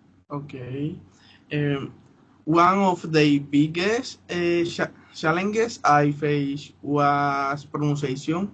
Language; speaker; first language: English; non-native, learner; Spanish